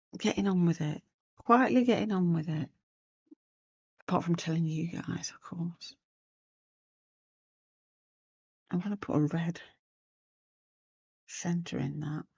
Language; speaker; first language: English; native; English